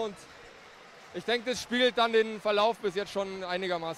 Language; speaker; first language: German; native; German